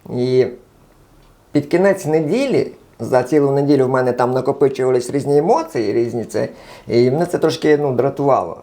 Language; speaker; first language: Ukrainian; non-native, local second language; Russian